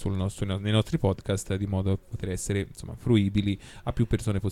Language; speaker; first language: Italian; native; Italian